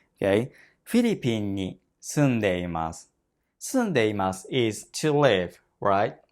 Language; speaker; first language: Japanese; non-native, fluent; English